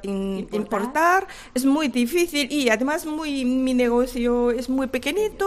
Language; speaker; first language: Spanish; non-native, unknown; Korean